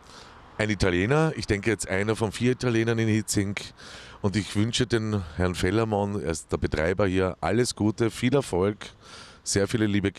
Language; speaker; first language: German; native; German